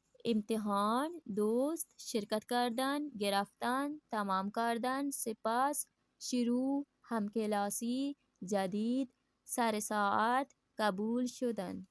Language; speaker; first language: Persian; non-native, fluent; Urdu